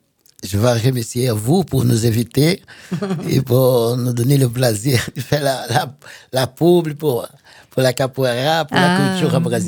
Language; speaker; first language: French; non-native, fluent; Portuguese